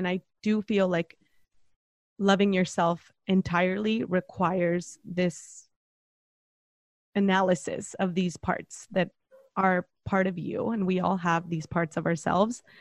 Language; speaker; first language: English; non-native, fluent; Spanish